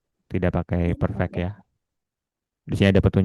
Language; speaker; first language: Indonesian; native; Indonesian